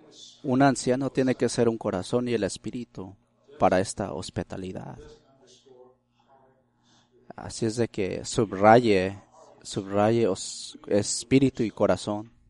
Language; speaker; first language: Spanish; early bilingual, heritage; Spanish